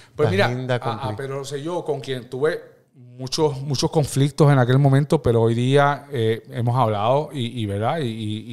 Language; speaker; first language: Spanish; native; Spanish